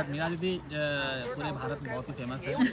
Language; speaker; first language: Hindi; native; Hindi